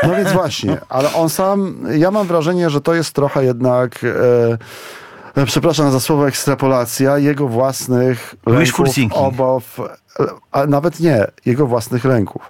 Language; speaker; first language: Polish; native; Polish